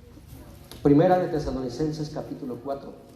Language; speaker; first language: Spanish; native; Spanish